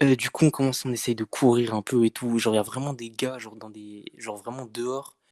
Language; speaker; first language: French; native; French